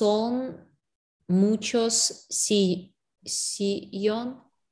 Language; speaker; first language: Spanish; non-native, learner; English